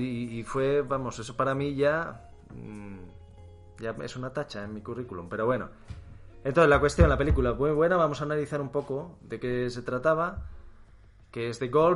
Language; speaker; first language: Spanish; native; Spanish